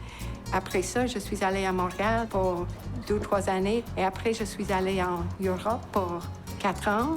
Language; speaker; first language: French; non-native, local second language; English